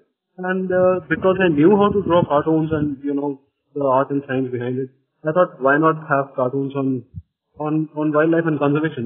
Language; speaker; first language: English; non-native, local second language; Marathi